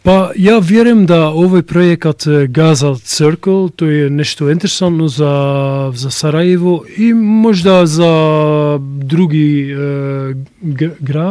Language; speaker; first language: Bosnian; non-native, learner; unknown